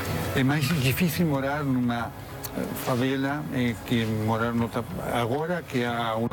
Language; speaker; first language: Portuguese; non-native, learner; Spanish